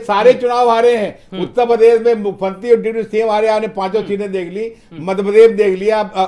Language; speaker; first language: Hindi; native; Hindi